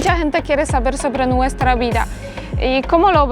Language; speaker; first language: Spanish; non-native, fluent; Polish